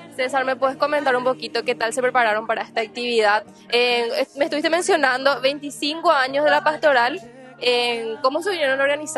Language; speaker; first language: Spanish; native; Spanish